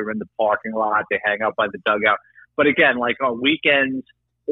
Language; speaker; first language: English; native; English